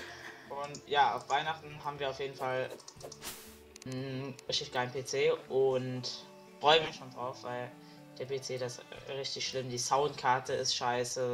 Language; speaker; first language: German; native; German